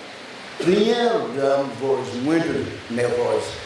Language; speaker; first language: Portuguese; non-native, learner; Lingala